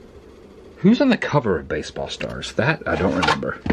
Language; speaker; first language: English; native; English